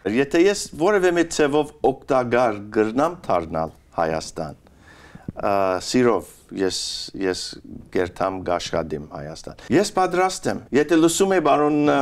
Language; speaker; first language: Armenian; early bilingual, heritage; Armenian